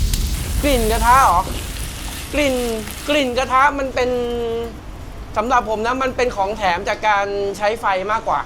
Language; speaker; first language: Thai; native; Thai